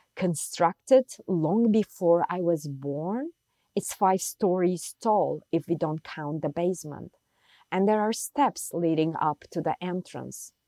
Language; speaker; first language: English; non-native, fluent; Turkish